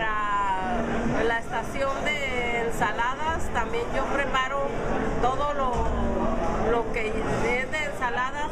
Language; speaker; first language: Spanish; non-native, local second language; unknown